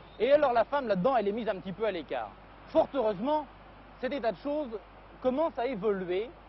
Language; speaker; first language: French; native; French